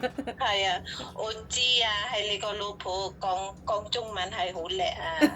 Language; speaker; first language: Cantonese; non-native, fluent; Indonesian